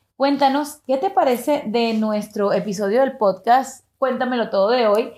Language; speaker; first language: Spanish; native; Spanish